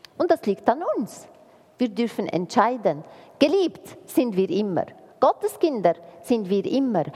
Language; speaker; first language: German; non-native, fluent; Arabic